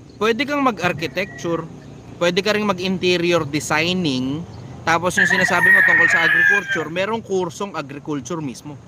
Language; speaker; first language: Filipino; native; Filipino